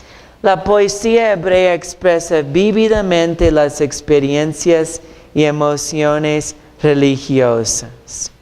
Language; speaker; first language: Spanish; non-native, fluent; English